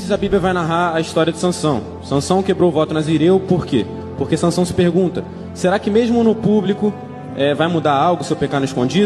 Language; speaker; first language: Portuguese; native; Portuguese